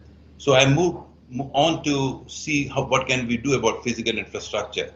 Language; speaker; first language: English; non-native, fluent; Bangla